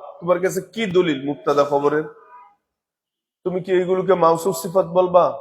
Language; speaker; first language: Bangla; native; Bangla